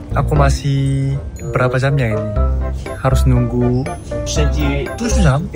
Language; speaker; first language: Indonesian; non-native, fluent; Korean